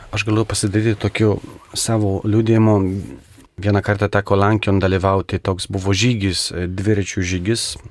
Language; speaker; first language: Lithuanian; non-native, local second language; Polish